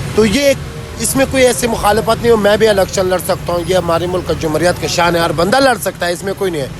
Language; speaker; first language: Urdu; non-native, local second language; Pashto